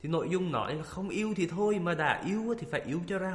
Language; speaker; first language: Vietnamese; native; Vietnamese